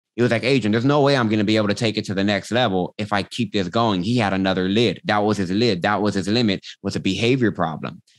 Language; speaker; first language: English; native; English